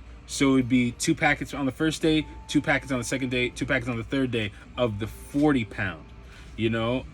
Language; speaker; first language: English; native; English